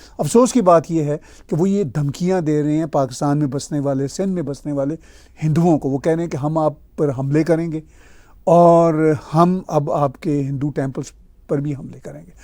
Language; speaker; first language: Urdu; non-native, local second language; Punjabi